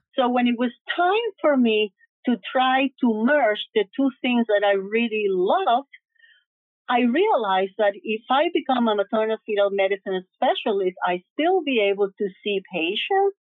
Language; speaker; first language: English; early bilingual, other home language; Spanish